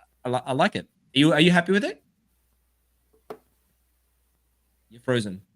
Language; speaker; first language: English; native; English